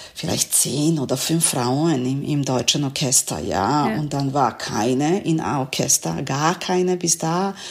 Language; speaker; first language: German; non-native, learner; Serbian